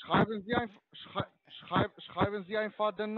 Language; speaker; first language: German; non-native, learner; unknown